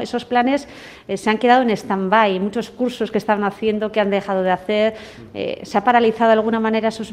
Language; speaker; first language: Spanish; native; Spanish